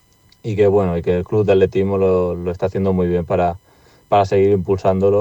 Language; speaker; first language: Spanish; native; Spanish